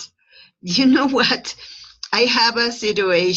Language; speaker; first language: English; non-native, fluent; Spanish